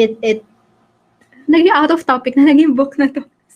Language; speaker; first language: Filipino; native; Filipino